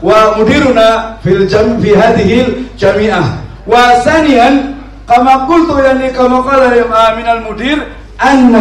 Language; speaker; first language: Arabic; non-native, learner; Malay